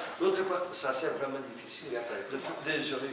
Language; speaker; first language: French; non-native, fluent; Portuguese